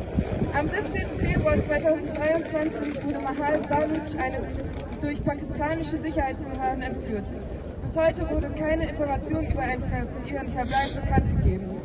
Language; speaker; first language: German; native; German